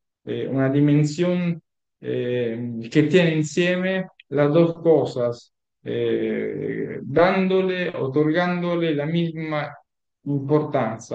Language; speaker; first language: Spanish; non-native, fluent; Italian